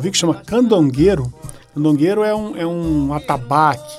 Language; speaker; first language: Portuguese; native; Portuguese